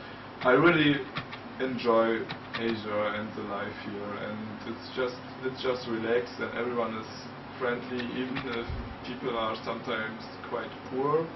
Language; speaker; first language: English; non-native, fluent; German